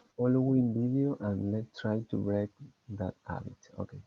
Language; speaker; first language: English; non-native, learner; Spanish